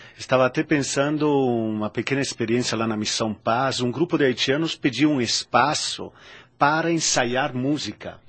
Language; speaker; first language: Portuguese; non-native, fluent; Italian